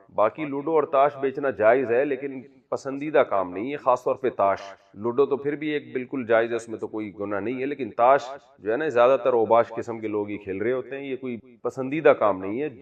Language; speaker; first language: Urdu; native; Urdu